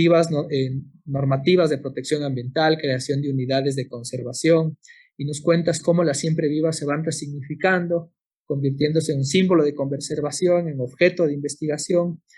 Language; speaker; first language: Spanish; native; Spanish